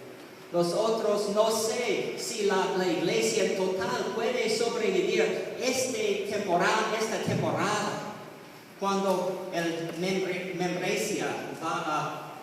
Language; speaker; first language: Spanish; non-native, learner; English